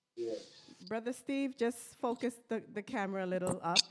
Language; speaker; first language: English; native; English